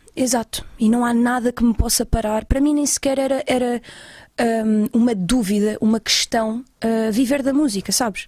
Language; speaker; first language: Portuguese; native; Portuguese